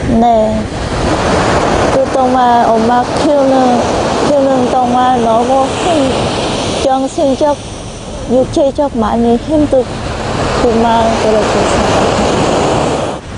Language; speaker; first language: Korean; non-native, learner; Vietnamese